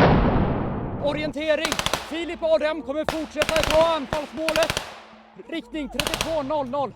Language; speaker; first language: Swedish; native; Swedish